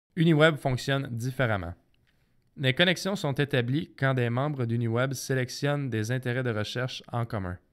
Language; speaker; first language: French; native; French